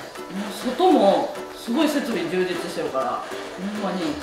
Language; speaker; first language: Japanese; native; Japanese